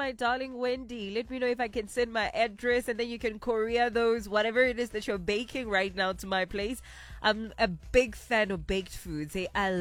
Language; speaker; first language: English; non-native, local second language; Venda